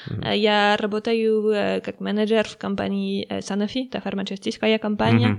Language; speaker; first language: Russian; non-native, learner; French